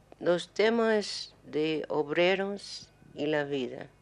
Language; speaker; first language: Spanish; non-native, learner; English